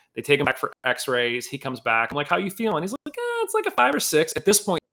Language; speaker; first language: English; native; English